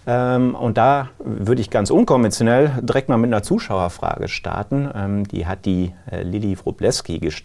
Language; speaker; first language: German; native; German